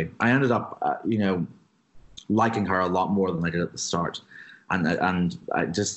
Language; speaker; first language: English; native; English